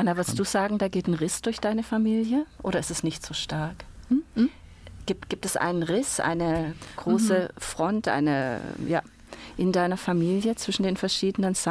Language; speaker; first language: German; native; German